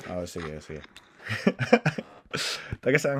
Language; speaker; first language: Filipino; non-native, learner; English